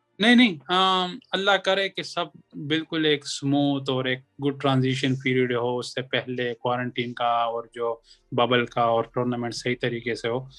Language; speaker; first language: Urdu; non-native, local second language; Pashto